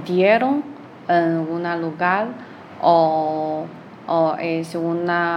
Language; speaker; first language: Spanish; non-native, learner; Chinese